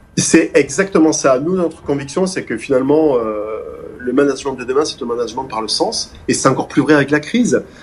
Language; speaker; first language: French; native; French